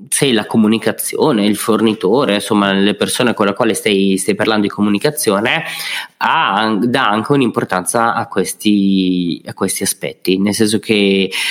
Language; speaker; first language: Italian; native; Italian